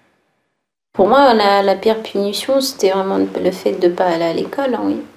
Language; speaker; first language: French; early bilingual, other home language; Arabic